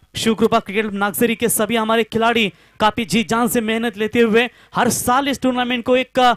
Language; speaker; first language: Hindi; non-native, local second language; Marathi